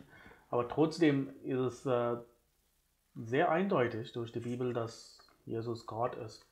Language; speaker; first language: German; non-native, fluent; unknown